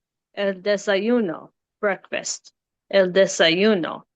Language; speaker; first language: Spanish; non-native, learner; English